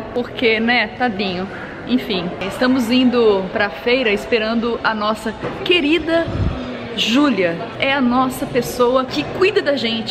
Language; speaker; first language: Portuguese; native; Portuguese